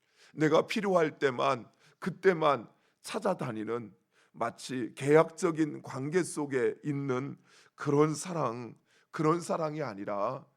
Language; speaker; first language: Korean; native; Korean